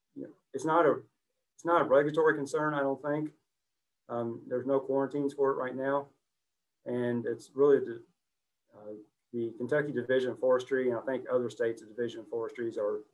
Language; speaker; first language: English; native; English